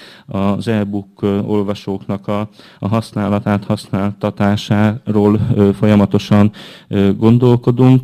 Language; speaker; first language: Hungarian; native; Hungarian